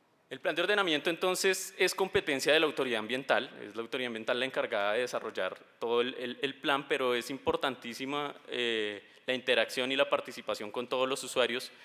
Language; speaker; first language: Spanish; native; Spanish